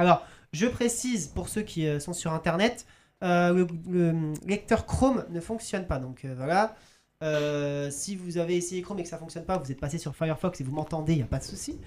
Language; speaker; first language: French; native; French